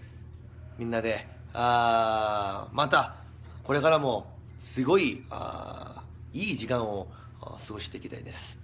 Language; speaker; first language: Japanese; non-native, fluent; Korean